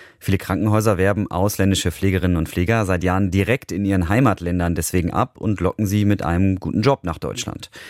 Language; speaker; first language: German; native; German